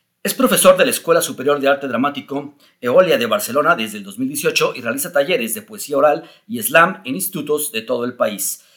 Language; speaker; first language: Spanish; native; Spanish